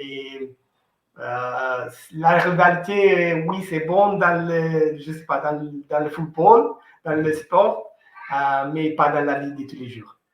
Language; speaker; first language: French; non-native, fluent; Italian